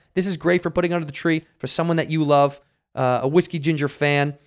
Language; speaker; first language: English; native; English